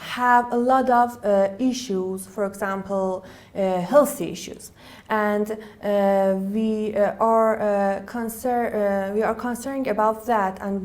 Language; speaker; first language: English; non-native, learner; Persian